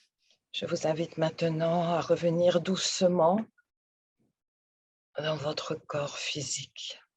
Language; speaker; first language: French; native; French